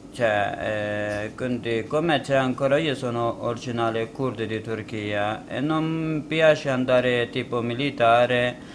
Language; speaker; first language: Italian; non-native, learner; Kurdish